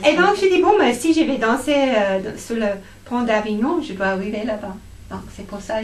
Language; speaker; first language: French; non-native, fluent; English